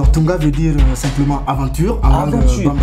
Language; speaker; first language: French; non-native, local second language; Bambara